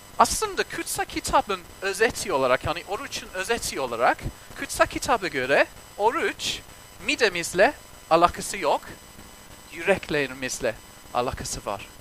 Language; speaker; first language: Turkish; non-native, fluent; English